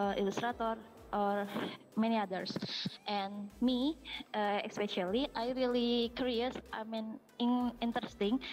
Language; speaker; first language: English; non-native, learner; Indonesian